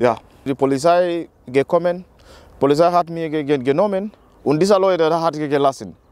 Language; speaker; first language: German; non-native, learner; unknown